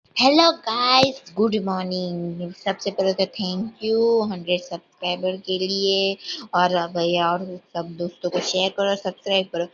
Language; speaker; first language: Hindi; non-native, local second language; Gujarati